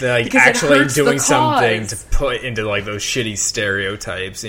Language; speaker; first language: English; native; English